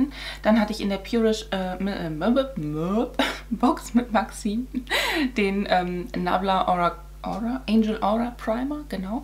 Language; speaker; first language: German; native; German